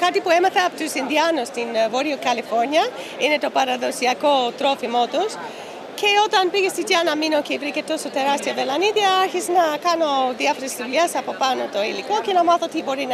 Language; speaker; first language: Greek; non-native, learner; English